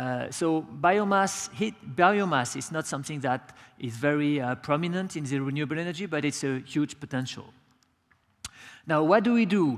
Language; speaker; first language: English; non-native, fluent; French